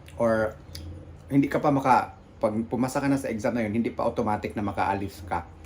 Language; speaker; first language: Filipino; native; Filipino